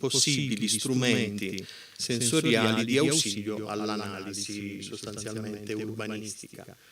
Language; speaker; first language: Italian; native; Italian